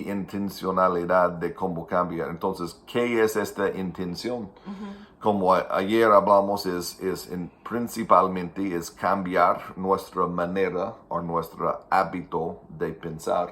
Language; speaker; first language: Spanish; non-native, fluent; English